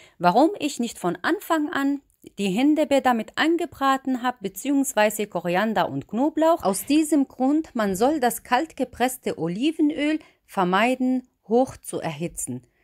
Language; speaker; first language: German; non-native, fluent; Arabic